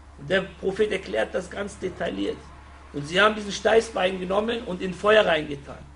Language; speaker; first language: German; non-native, fluent; Arabic